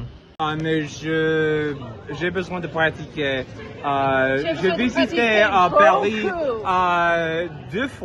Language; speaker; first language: French; non-native, learner; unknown